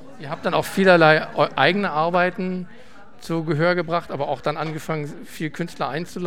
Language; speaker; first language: German; native; German